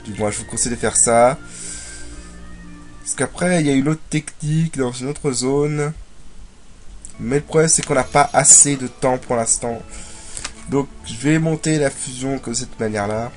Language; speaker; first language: French; native; French